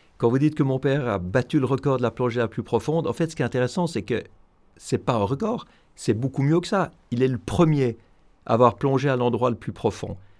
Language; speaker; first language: French; native; French